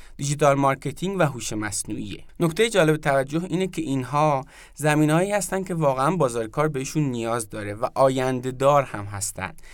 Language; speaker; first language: Persian; native; Persian